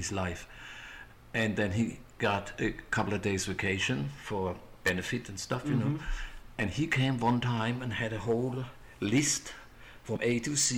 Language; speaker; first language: English; non-native, fluent; German